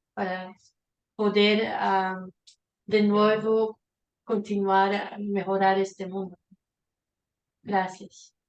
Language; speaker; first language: Spanish; non-native, fluent; Portuguese